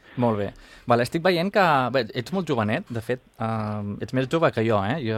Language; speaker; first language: Catalan; native; Catalan